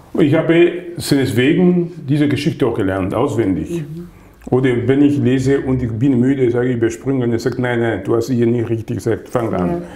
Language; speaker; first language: German; non-native, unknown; Lingala